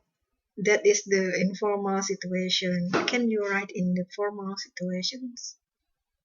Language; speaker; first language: English; non-native, fluent; Indonesian